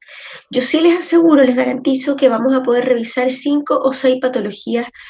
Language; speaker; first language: Spanish; native; Spanish